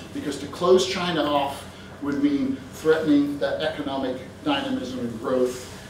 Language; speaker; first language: English; native; English